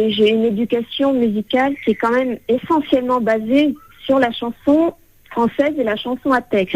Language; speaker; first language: French; native; French